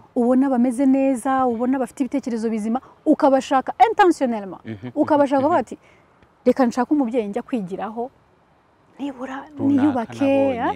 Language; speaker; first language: Kinyarwanda; early bilingual, heritage; Kinyarwanda